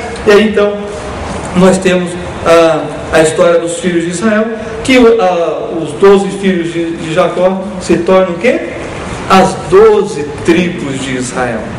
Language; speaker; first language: Portuguese; native; Portuguese